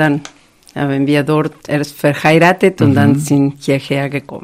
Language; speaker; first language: German; non-native, fluent; Spanish